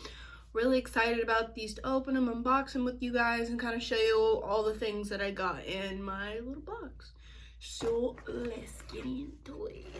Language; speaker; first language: English; native; English